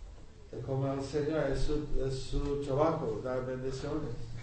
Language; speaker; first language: Spanish; non-native, learner; English